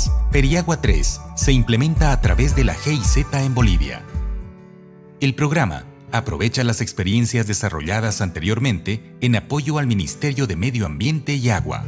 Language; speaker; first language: Spanish; native; Spanish